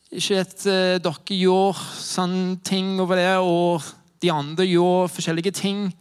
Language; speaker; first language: Norwegian; non-native, fluent; English